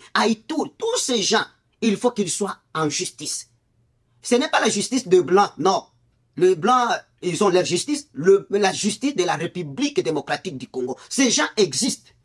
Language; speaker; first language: French; non-native, local second language; Swahili